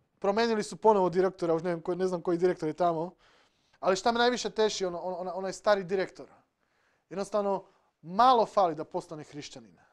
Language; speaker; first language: Serbian; non-native, local second language; Slovak